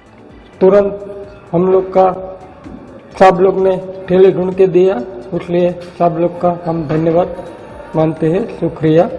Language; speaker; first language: Hindi; non-native, local second language; Gujarati